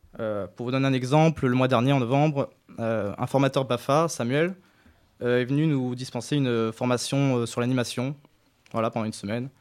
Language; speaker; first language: French; native; French